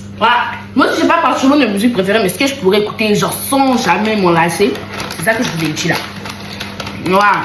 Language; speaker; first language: French; native; French